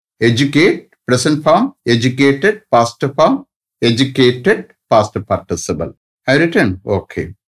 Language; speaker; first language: English; non-native, local second language; Tamil